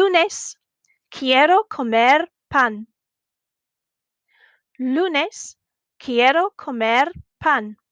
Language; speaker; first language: Spanish; non-native, fluent; English